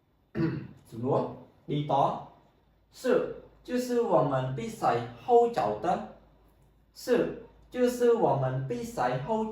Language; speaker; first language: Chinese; non-native, fluent; Khmer